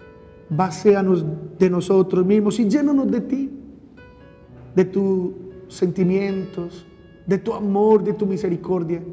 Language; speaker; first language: Spanish; native; Spanish